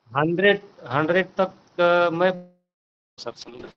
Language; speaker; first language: Hindi; non-native, local second language; Marathi